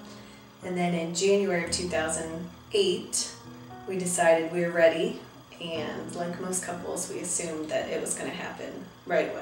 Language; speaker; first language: English; native; English